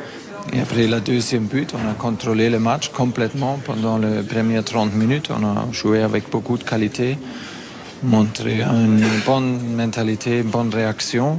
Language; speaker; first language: French; non-native, fluent; German